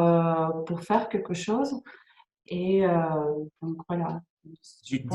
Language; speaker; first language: French; non-native, fluent; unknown